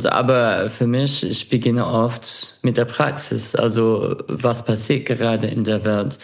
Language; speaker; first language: German; non-native, fluent; English